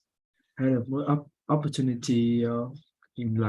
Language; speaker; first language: English; non-native, learner; Vietnamese